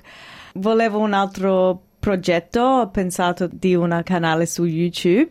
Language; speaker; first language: Italian; early bilingual, heritage; English